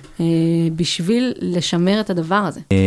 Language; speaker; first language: Hebrew; native; Hebrew